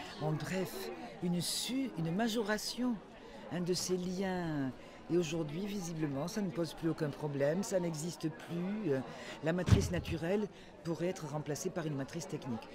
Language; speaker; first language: French; native; French